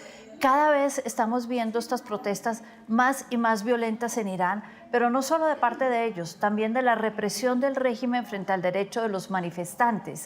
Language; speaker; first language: Spanish; native; Spanish